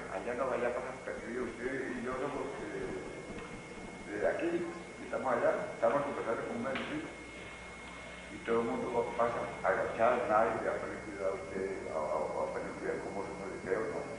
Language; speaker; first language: Spanish; native; Spanish